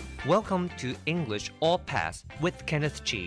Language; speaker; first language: English; non-native, fluent; Chinese